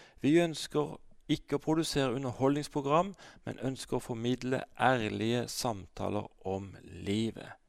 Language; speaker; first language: Norwegian; native; Norwegian